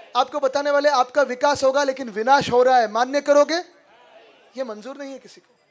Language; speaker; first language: Hindi; non-native, local second language; Marathi